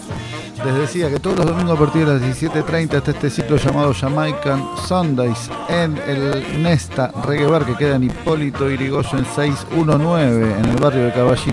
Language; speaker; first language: Spanish; native; Spanish